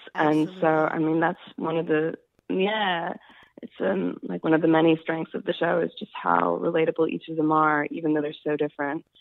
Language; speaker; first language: English; native; English